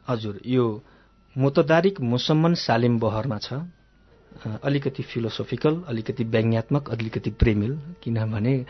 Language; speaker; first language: Nepali; native; Nepali